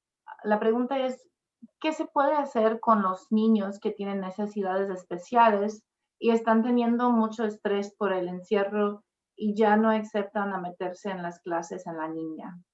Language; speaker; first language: Spanish; non-native, fluent; English